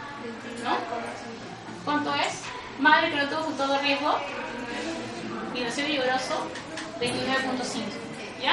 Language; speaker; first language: Spanish; native; Spanish